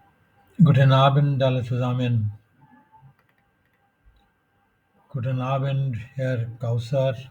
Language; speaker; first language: German; non-native, fluent; Bangla